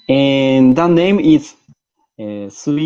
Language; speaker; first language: English; non-native, learner; Japanese